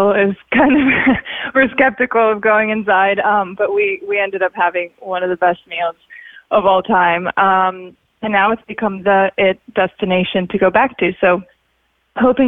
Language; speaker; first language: English; early bilingual, other home language; Russian